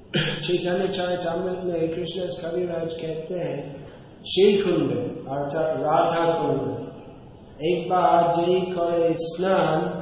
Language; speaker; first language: Hindi; non-native, fluent; English